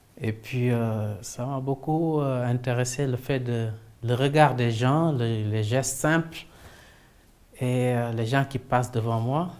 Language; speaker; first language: French; non-native, local second language; Wolof